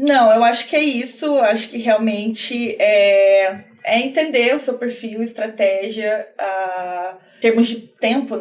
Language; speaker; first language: Portuguese; native; Portuguese